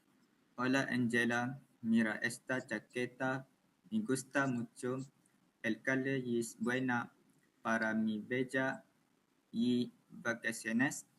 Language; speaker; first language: Spanish; non-native, learner; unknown